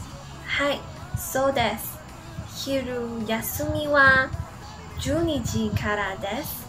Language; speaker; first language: Japanese; non-native, learner; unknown